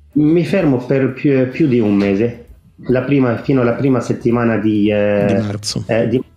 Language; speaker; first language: Italian; non-native, fluent; Arabic